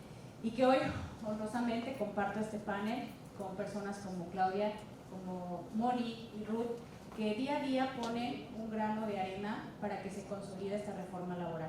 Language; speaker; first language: Spanish; native; Spanish